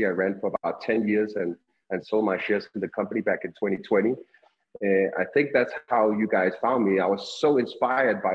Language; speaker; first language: English; non-native, fluent; Danish